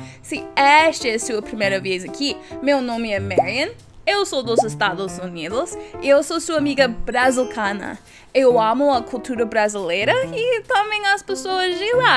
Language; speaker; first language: Portuguese; non-native, learner; English